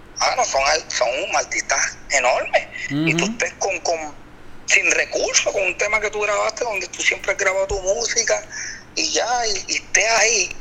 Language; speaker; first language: Spanish; native; Spanish